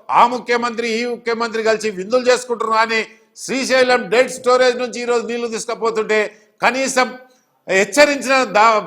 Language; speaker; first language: Telugu; native; Telugu